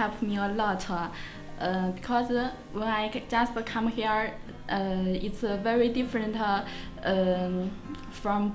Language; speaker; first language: English; non-native, learner; Chinese